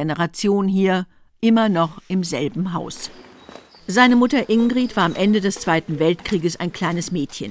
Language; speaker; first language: German; native; German